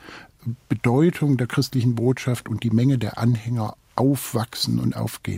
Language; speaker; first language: German; native; German